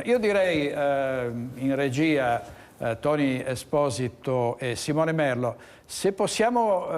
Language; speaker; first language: Italian; native; Italian